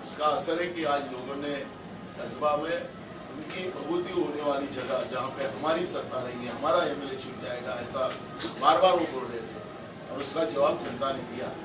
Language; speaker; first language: Hindi; non-native, local second language; Marathi